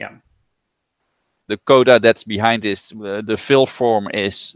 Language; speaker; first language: English; non-native, fluent; Dutch